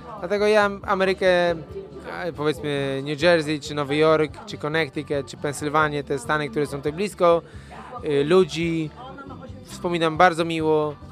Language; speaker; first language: Polish; native; Polish